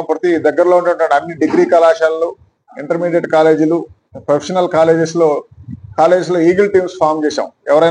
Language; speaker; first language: Telugu; native; Telugu